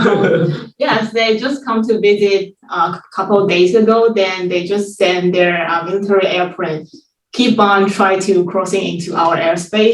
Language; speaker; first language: English; non-native, fluent; Chinese